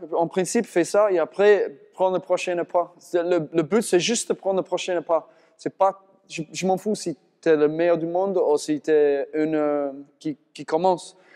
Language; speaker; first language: French; non-native, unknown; English